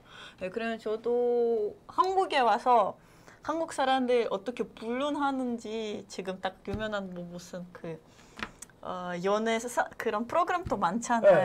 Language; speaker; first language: Korean; non-native, fluent; Russian